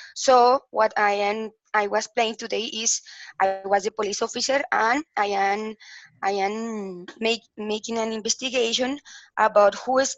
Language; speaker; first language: English; non-native, learner; Spanish